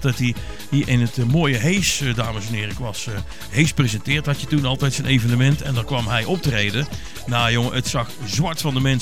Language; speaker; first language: Dutch; native; Dutch